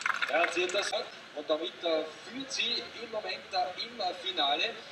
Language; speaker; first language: German; native; German